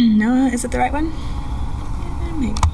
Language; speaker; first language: English; native; English